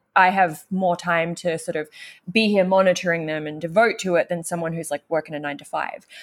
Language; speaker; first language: English; native; English